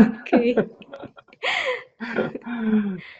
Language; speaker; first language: English; non-native, learner; Indonesian